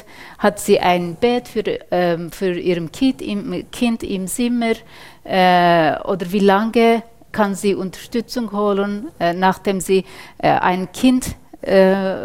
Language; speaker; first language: German; non-native, fluent; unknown